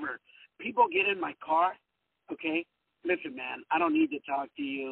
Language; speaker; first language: English; early bilingual, other home language; Spanish